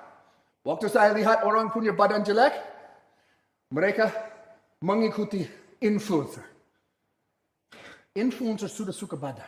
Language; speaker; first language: Indonesian; non-native, fluent; English